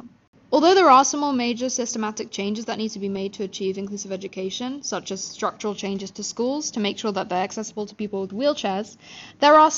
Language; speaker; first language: English; native; English